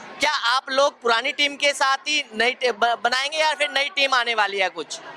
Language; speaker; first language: Hindi; native; Hindi